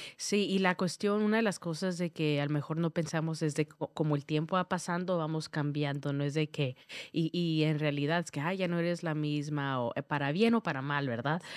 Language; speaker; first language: Spanish; early bilingual, heritage; Spanish